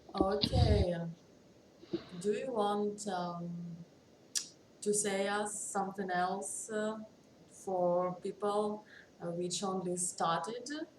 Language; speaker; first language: English; non-native, learner; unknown